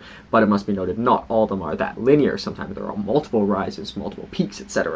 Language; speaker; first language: English; native; English